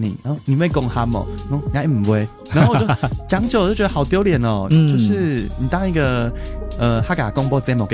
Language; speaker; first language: Chinese; native; Chinese